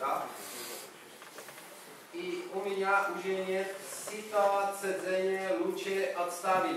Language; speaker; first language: Russian; non-native, learner; Czech